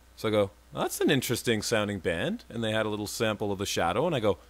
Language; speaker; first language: English; native; English